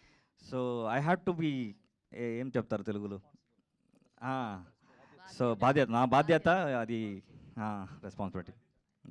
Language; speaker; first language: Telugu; non-native, learner; Kannada